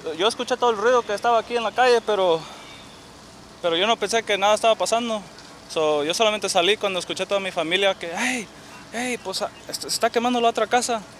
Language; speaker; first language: Spanish; early bilingual, heritage; Spanish